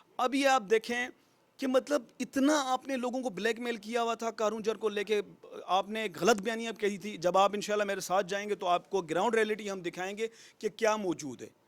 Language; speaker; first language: Urdu; non-native, local second language; Sindhi